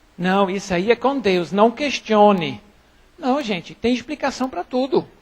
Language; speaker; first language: Portuguese; non-native, fluent; German